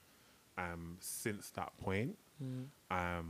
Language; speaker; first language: English; native; English